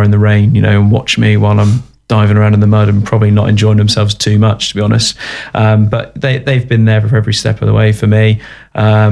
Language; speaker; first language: English; native; English